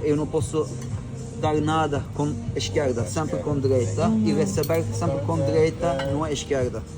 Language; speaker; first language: Portuguese; non-native, learner; Turkish